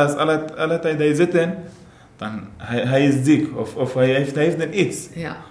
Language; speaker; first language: Dutch; non-native, fluent; Arabic